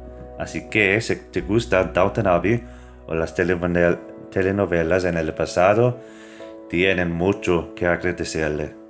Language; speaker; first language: Spanish; non-native, fluent; English